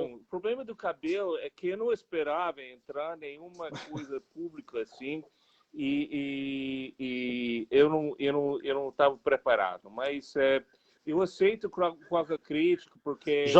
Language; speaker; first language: Portuguese; non-native, fluent; English